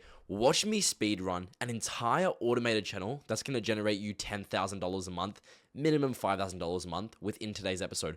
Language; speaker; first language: English; native; English